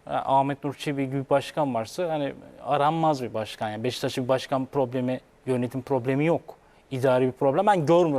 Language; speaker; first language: Turkish; native; Turkish